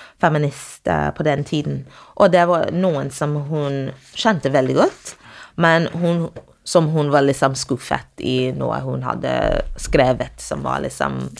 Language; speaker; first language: Norwegian; non-native, fluent; English